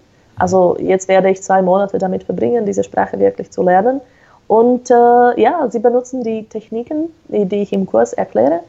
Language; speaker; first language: German; non-native, fluent; Slovak